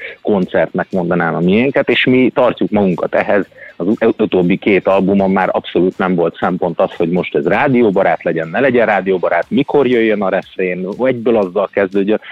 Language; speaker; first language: Hungarian; native; Hungarian